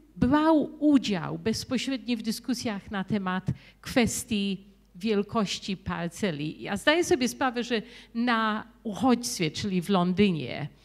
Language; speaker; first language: Polish; early bilingual, heritage; Polish